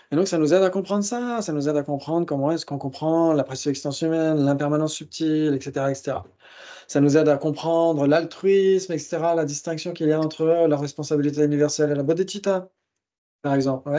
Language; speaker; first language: French; native; French